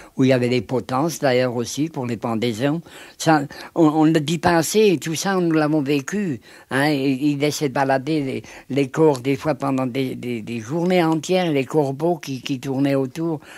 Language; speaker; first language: French; native; French